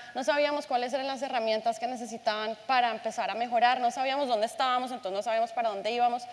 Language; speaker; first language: Spanish; native; Spanish